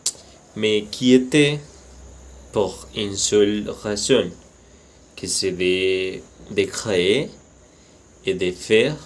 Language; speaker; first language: French; non-native, learner; Spanish